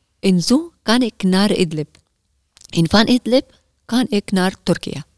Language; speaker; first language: Dutch; non-native, learner; Arabic